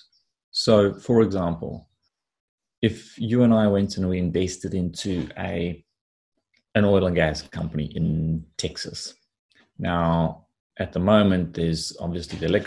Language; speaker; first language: English; native; English